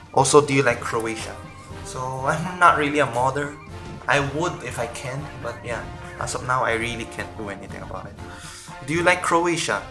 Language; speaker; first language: English; non-native, local second language; Filipino